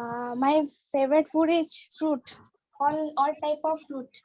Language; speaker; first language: English; non-native, learner; Odia